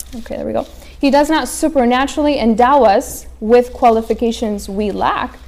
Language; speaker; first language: English; early bilingual, other home language; Spanish